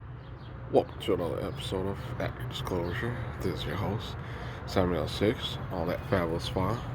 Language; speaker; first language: English; native; English